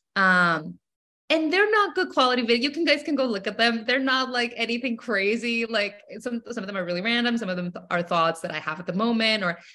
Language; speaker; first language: English; non-native, fluent; Spanish